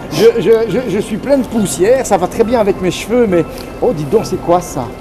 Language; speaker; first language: French; native; French